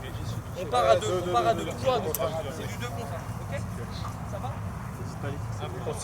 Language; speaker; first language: French; native; French